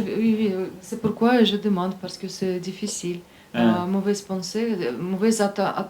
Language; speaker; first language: French; non-native, learner; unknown